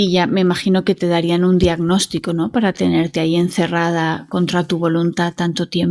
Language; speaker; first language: Spanish; native; Spanish